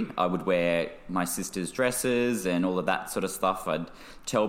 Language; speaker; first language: English; native; English